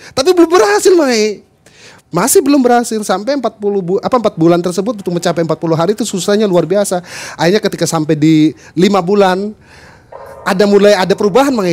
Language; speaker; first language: Indonesian; non-native, local second language; Sundanese